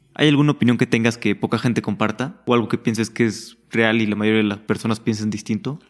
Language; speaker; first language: Spanish; native; Spanish